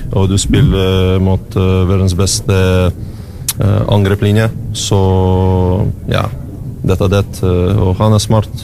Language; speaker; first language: Norwegian; non-native, learner; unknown